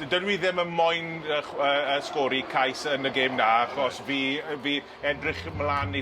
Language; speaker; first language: Welsh; non-native, learner; English